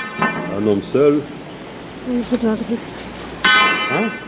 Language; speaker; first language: French; native; French